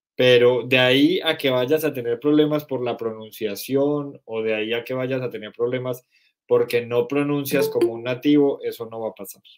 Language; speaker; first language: Spanish; native; Spanish